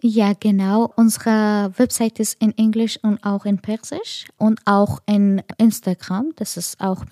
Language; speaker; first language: German; non-native, learner; Persian